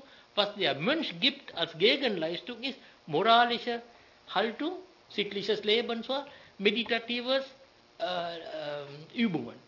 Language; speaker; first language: German; non-native, learner; Sinhala